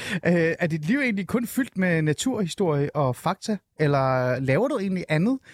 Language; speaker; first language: Danish; early bilingual, other home language; Persian